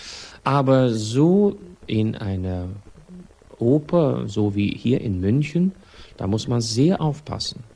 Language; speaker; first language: German; non-native, fluent; Swedish